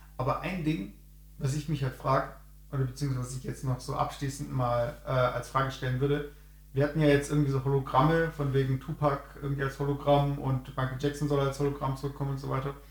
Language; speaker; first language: German; native; German